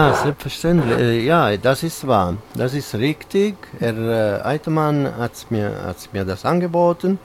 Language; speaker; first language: German; non-native, fluent; Italian